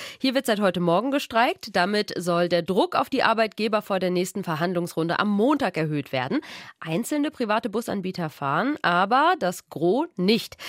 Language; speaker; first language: German; native; German